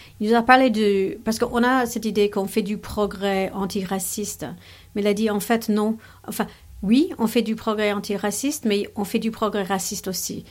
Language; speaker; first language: French; non-native, fluent; English